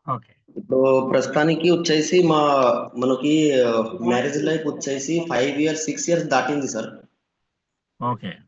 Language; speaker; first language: Telugu; non-native, local second language; Bangla